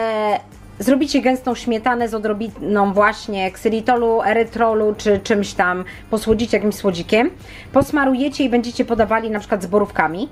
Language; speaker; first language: Polish; native; Polish